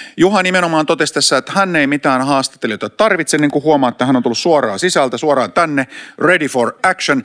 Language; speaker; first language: Finnish; native; Finnish